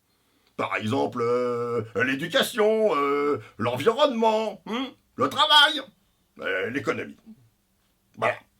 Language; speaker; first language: French; native; French